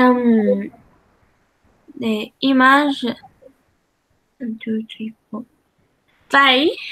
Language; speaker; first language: English; non-native, learner; Spanish